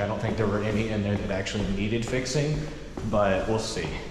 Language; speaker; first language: English; native; English